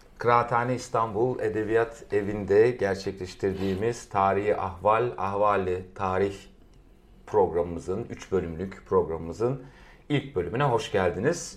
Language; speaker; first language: Turkish; native; Turkish